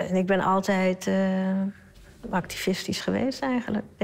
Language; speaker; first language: Dutch; early bilingual, other home language; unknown